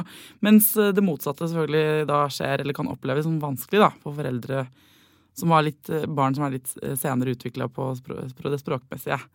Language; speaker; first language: Norwegian; native; Norwegian